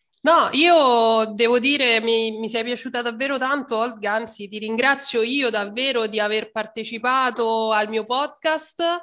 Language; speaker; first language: Italian; native; Italian